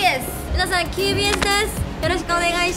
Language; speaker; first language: Japanese; non-native, learner; Korean